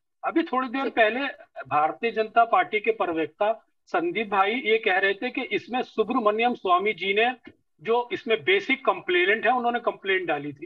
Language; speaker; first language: Hindi; native; Hindi